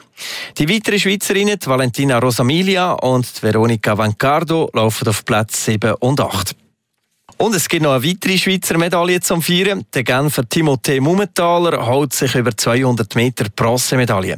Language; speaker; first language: German; native; German